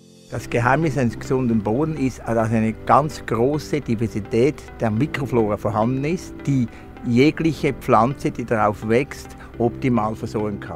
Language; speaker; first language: German; native; German